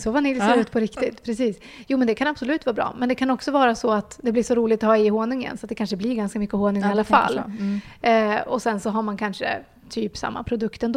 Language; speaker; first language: Swedish; native; Swedish